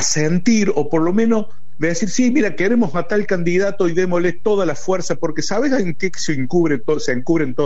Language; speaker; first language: Spanish; native; Spanish